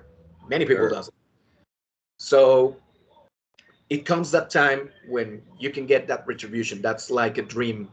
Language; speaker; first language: English; non-native, fluent; Spanish